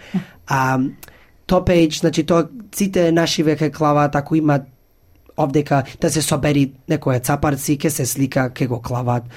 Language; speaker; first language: Macedonian; early bilingual, heritage; Macedonian